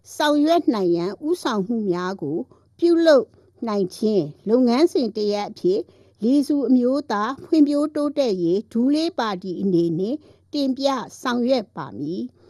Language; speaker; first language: Burmese; non-native, local second language; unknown